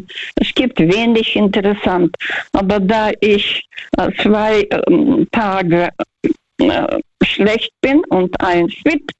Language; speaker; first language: German; non-native, fluent; Russian